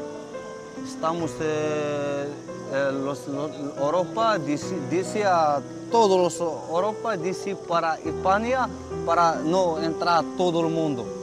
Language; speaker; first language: Spanish; non-native, learner; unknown